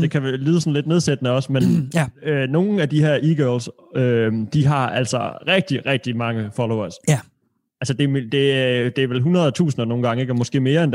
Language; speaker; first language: Danish; native; Danish